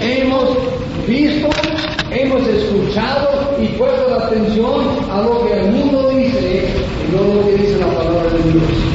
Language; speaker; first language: Spanish; non-native, fluent; English